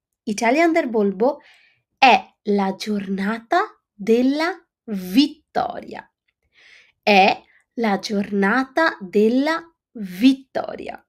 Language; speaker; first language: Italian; non-native, fluent; Bangla